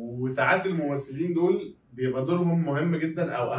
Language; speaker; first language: Arabic; native; Arabic